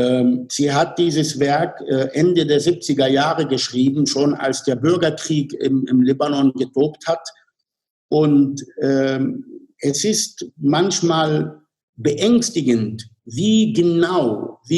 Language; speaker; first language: German; non-native, fluent; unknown